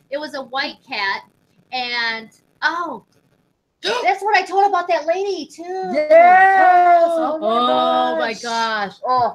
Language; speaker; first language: English; native; English